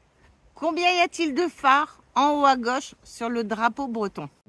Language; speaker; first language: French; native; French